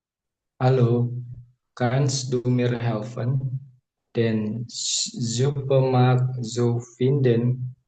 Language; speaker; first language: German; non-native, learner; Indonesian